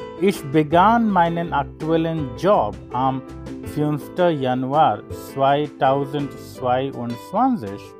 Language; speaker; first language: German; non-native, learner; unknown